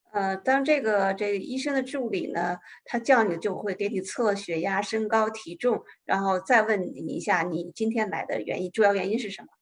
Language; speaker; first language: Chinese; native; Chinese